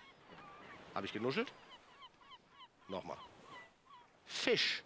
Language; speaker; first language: German; native; German